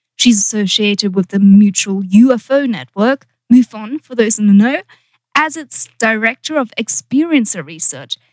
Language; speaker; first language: English; native; English